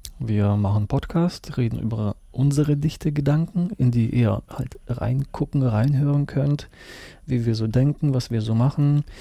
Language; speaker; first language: German; early bilingual, other home language; Russian